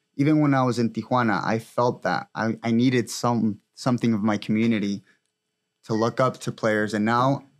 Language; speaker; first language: English; early bilingual, other home language; Spanish